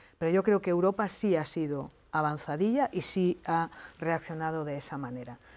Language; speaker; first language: Spanish; native; Spanish